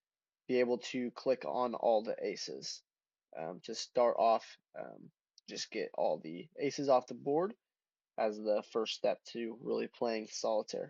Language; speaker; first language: English; native; English